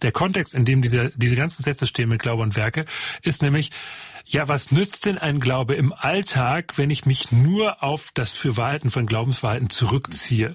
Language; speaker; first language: German; native; German